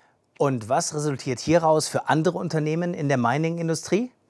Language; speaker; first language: German; native; German